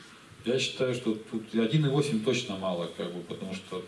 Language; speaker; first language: Russian; native; Russian